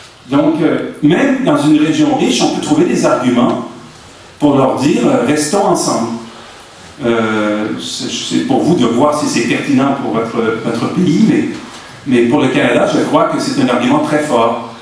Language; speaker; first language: French; native; French